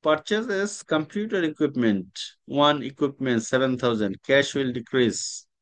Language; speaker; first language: English; non-native, local second language; Bangla